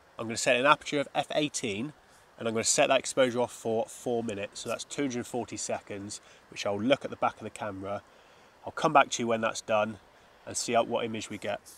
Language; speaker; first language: English; native; English